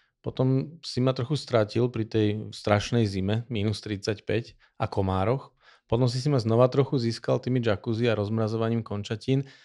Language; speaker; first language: Slovak; native; Slovak